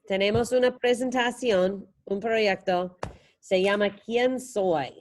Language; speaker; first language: Spanish; non-native, fluent; English